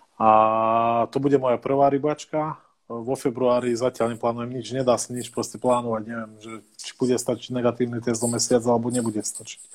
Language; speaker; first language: Slovak; native; Slovak